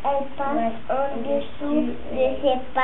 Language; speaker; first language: French; non-native, learner; English